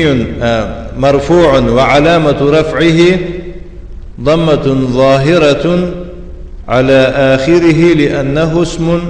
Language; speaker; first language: Arabic; non-native, fluent; Tajik